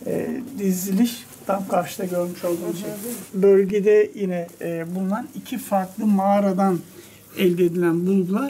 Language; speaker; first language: Turkish; native; Turkish